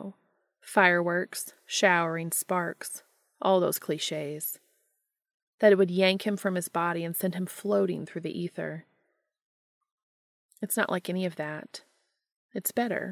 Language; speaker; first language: English; native; English